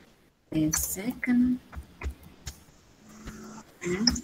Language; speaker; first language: English; non-native, learner; Indonesian